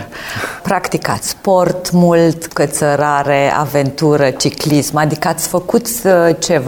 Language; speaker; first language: Romanian; native; Romanian